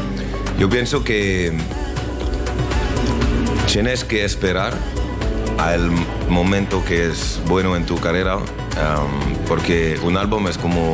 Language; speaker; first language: Spanish; non-native, learner; French